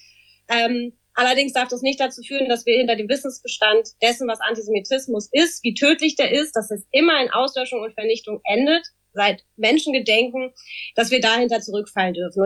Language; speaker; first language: German; native; German